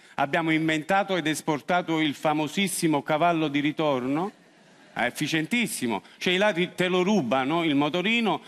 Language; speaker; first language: Italian; native; Italian